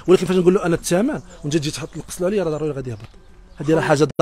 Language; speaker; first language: Arabic; native; Arabic